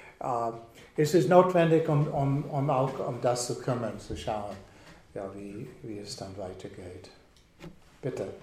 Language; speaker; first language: German; non-native, fluent; English